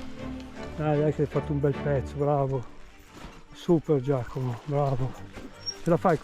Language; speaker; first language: Italian; native; Italian